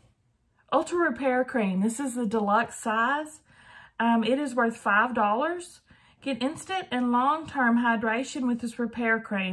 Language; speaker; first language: English; native; English